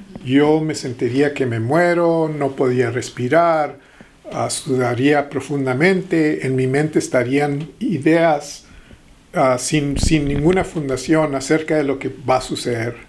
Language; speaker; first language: Spanish; early bilingual, heritage; Spanish